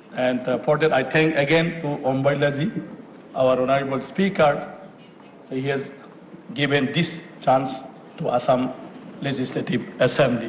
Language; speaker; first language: English; non-native, local second language; Assamese